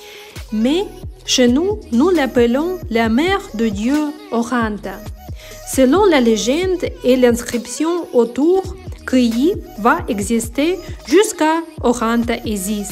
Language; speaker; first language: French; non-native, learner; Ukrainian